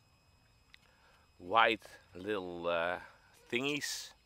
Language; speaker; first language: English; non-native, fluent; Dutch